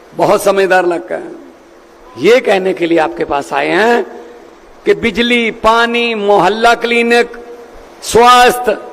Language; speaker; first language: Hindi; non-native, local second language; Punjabi